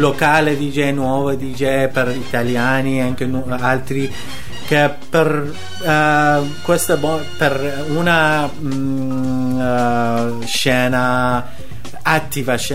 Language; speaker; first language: Italian; non-native, learner; Persian